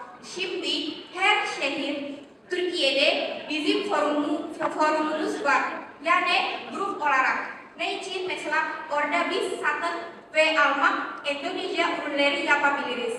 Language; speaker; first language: Turkish; non-native, learner; Indonesian